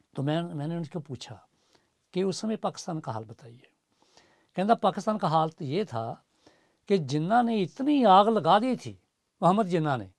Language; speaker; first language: Hindi; native; Hindi